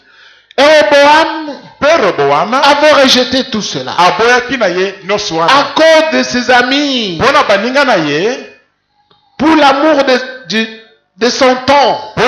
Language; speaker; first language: French; non-native, local second language; Lingala